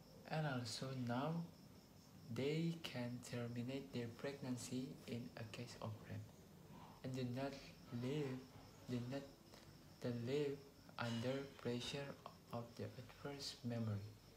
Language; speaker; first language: English; non-native, learner; Indonesian